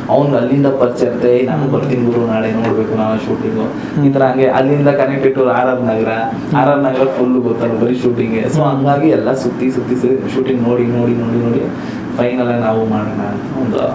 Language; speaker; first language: Kannada; native; Kannada